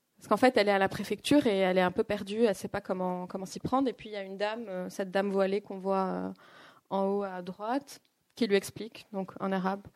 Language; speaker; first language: French; non-native, local second language; Arabic